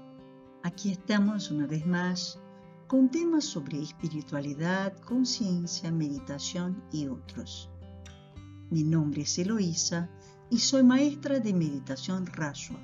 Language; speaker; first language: Spanish; non-native, fluent; Portuguese